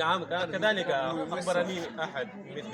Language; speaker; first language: Arabic; non-native, fluent; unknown